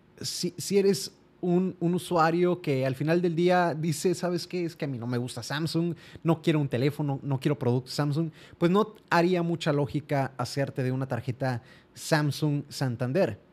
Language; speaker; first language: Spanish; native; Spanish